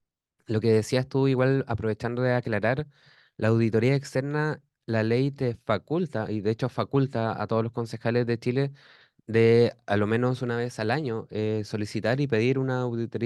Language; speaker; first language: Spanish; native; Spanish